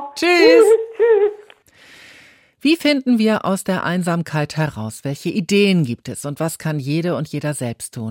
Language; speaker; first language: German; native; German